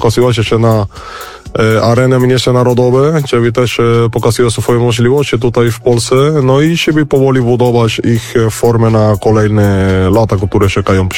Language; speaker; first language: Polish; non-native, fluent; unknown